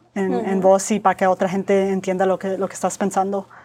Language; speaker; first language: Spanish; early bilingual, heritage; Spanish